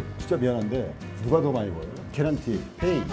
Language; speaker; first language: Korean; native; Korean